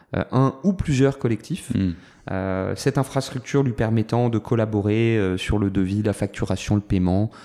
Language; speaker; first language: French; native; French